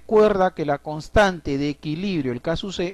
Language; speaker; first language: Spanish; native; Spanish